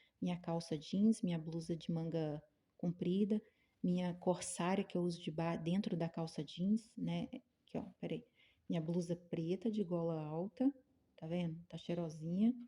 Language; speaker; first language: Portuguese; native; Portuguese